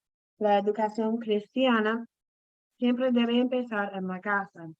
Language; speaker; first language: Spanish; non-native, fluent; English